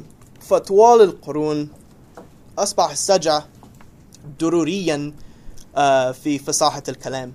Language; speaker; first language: Arabic; non-native, fluent; English